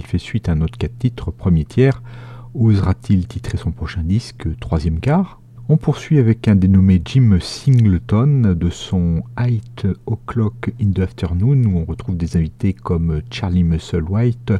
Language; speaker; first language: French; native; French